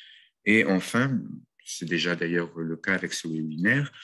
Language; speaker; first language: French; native; French